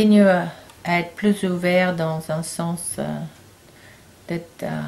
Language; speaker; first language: French; non-native, learner; English